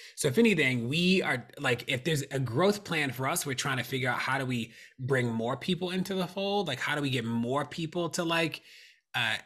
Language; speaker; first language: English; native; English